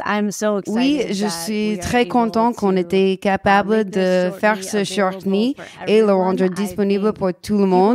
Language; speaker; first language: French; non-native, learner; English